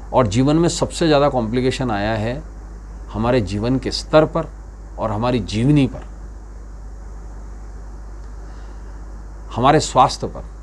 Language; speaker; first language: Hindi; native; Hindi